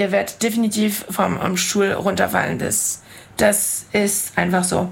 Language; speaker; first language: German; non-native, fluent; French